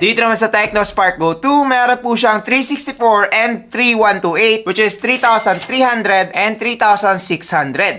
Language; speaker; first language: Filipino; native; Filipino